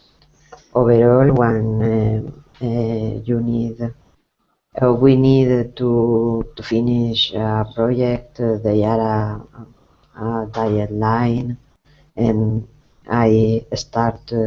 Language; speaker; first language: English; non-native, learner; Spanish